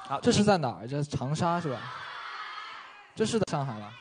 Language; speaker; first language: Chinese; native; Chinese